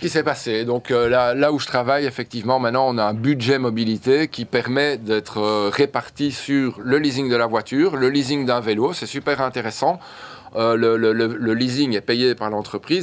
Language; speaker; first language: French; native; French